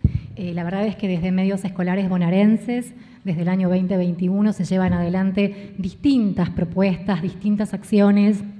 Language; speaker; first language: Spanish; native; Spanish